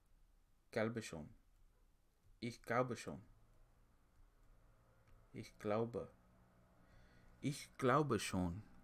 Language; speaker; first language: German; non-native, learner; English